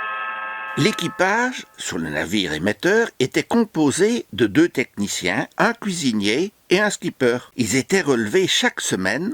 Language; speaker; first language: French; native; French